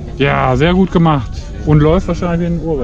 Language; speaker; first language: German; native; German